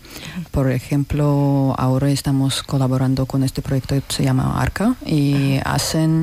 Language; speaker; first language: Spanish; non-native, learner; Russian